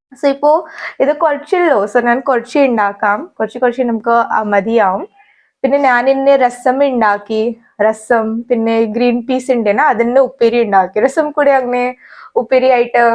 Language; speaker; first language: Malayalam; non-native, learner; Hindi